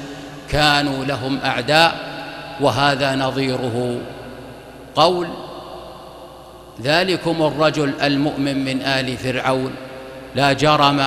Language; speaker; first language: Arabic; native; Arabic